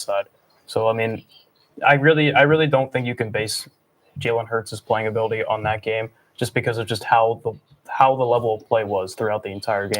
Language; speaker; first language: English; native; English